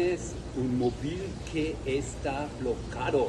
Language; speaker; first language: Spanish; non-native, learner; German